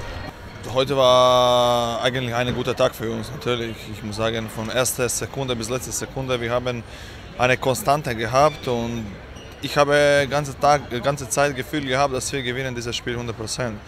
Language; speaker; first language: German; non-native, learner; Croatian